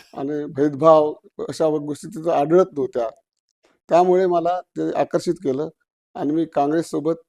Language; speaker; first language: Marathi; native; Marathi